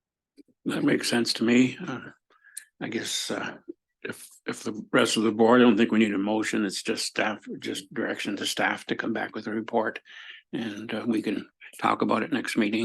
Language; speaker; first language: English; native; English